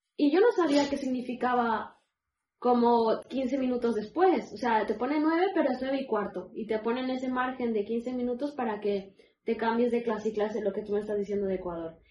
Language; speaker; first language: Spanish; native; Spanish